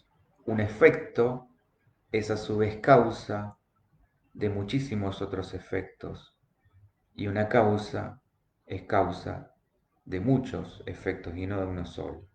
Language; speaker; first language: Spanish; native; Spanish